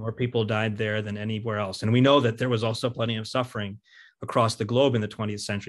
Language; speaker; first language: English; early bilingual, other home language; Ukrainian